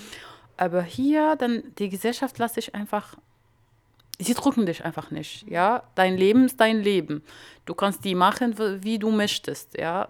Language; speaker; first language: German; non-native, learner; Arabic